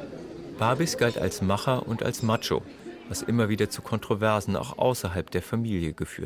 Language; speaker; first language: German; native; German